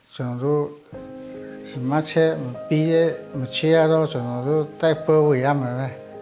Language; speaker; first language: Burmese; non-native, local second language; Western Kayah